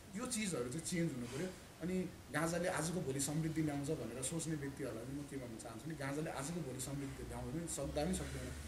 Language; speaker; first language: Nepali; native; Nepali